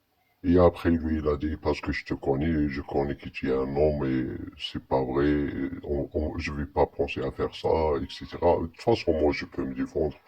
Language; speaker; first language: French; non-native, learner; Arabic